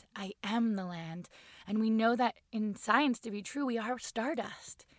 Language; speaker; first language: English; native; English